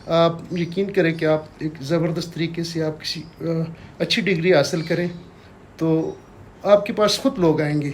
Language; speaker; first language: Urdu; non-native, local second language; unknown